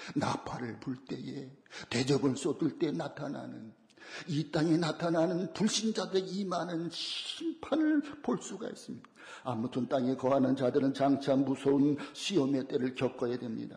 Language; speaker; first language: Korean; native; Korean